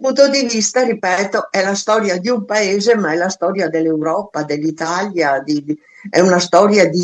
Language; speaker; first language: Italian; non-native, fluent; Albanian